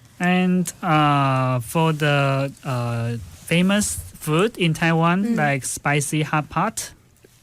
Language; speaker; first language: English; non-native, fluent; Chinese